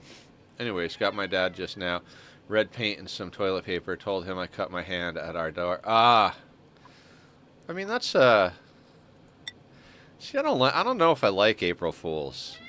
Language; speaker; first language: English; native; English